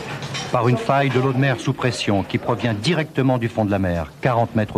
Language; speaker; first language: French; native; French